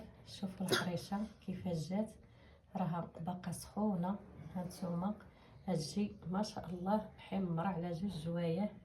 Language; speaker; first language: Arabic; native; Arabic